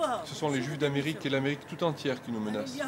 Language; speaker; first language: French; native; French